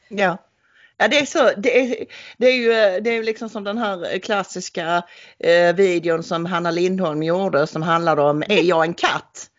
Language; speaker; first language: Swedish; native; Swedish